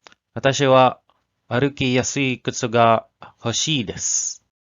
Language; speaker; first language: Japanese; non-native, learner; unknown